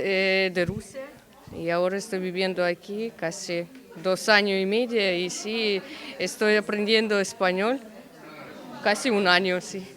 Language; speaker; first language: Spanish; non-native, learner; Russian